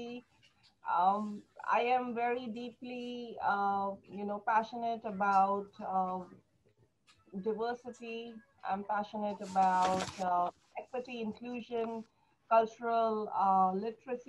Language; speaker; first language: English; non-native, local second language; Hindi